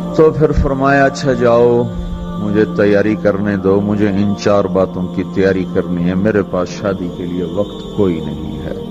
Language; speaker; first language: Urdu; non-native, local second language; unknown